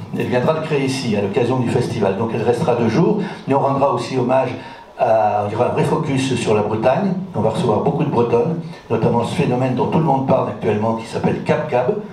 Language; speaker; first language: French; native; French